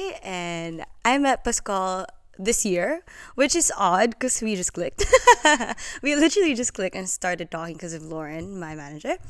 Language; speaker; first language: English; non-native, local second language; Filipino